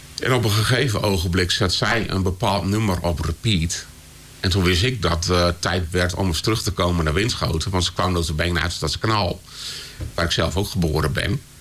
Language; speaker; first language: Dutch; native; Dutch